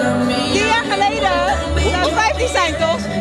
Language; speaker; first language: Dutch; early bilingual, other home language; Papiamento